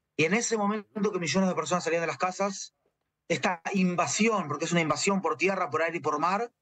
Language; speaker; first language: Spanish; native; Spanish